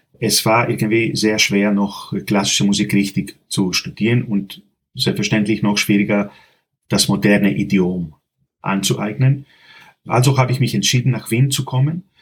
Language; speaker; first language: German; non-native, fluent; Greek